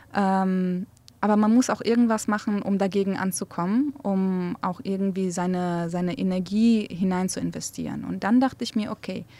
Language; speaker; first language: German; early bilingual, other home language; Central Kurdish